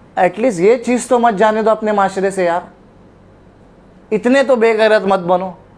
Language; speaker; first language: Hindi; non-native, local second language; Urdu